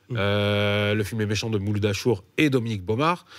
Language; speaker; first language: French; native; French